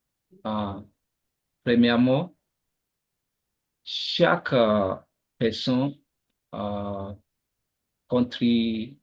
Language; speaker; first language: French; non-native, learner; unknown